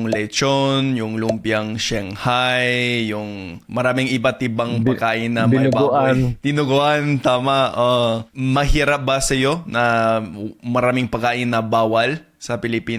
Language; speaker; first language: Filipino; non-native, fluent; English